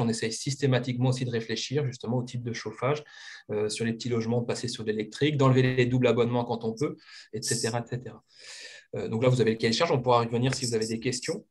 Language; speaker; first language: French; native; French